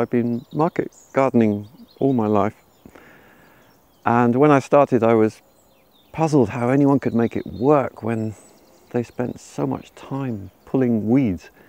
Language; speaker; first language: English; native; English